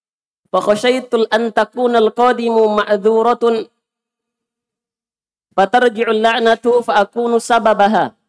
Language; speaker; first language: Arabic; non-native, learner; Indonesian